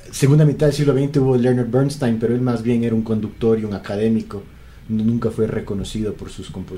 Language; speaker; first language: Spanish; native; Spanish